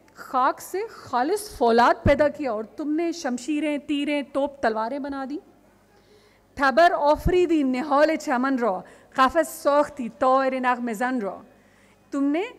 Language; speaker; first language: Urdu; non-native, local second language; Sindhi